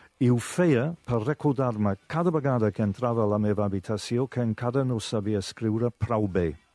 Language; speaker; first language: Catalan; non-native, fluent; English